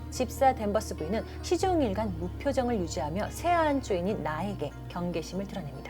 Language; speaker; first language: Korean; native; Korean